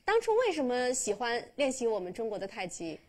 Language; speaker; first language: Chinese; native; Chinese